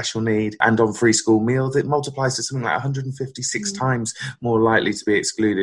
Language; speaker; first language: English; native; English